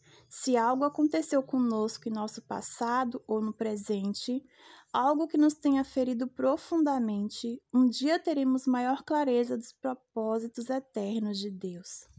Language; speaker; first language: Portuguese; native; Portuguese